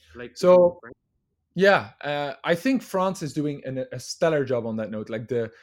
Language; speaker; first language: English; non-native, fluent; Dutch